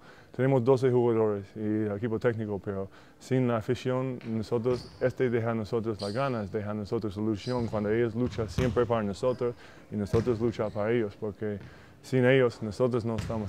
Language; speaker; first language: Spanish; non-native, fluent; English